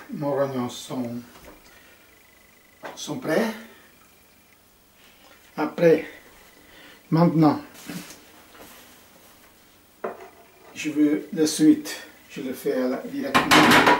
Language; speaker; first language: French; non-native, fluent; Portuguese